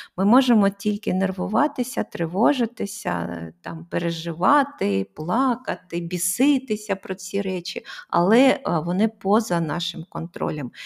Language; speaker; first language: Ukrainian; non-native, local second language; Russian